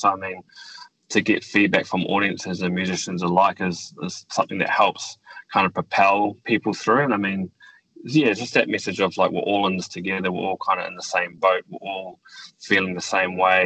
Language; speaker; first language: English; native; English